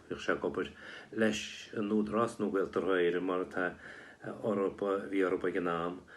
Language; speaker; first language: Irish; native; Irish